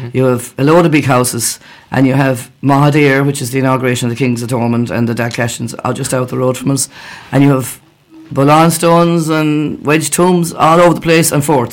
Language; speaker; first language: English; native; English